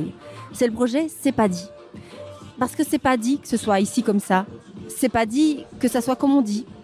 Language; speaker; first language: French; native; French